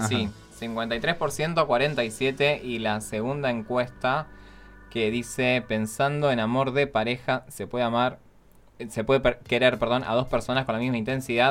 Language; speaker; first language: Spanish; native; Spanish